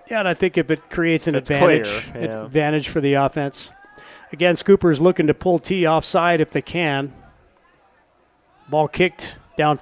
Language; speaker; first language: English; native; English